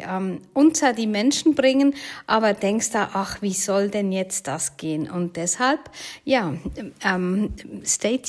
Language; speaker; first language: German; native; German